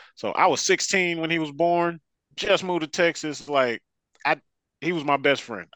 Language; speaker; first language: English; native; English